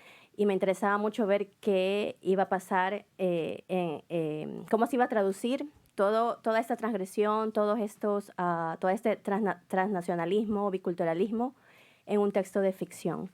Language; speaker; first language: Spanish; native; Spanish